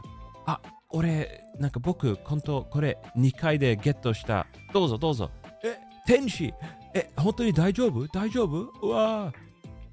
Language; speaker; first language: Japanese; non-native, learner; Swedish